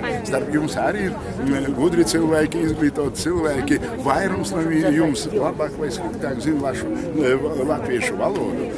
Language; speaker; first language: Latvian; non-native, local second language; Russian